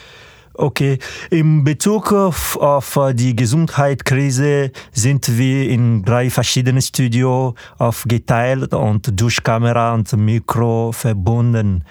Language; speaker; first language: German; non-native, fluent; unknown